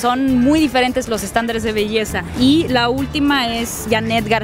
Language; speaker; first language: Spanish; non-native, fluent; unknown